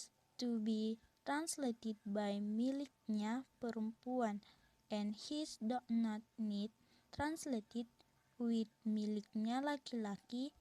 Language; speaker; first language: English; non-native, learner; Indonesian